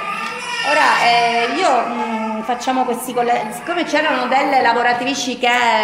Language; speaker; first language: Italian; native; Italian